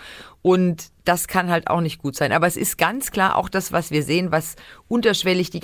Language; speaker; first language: German; native; German